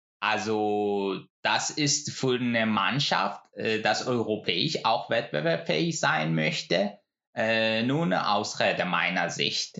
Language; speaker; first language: German; non-native, fluent; Persian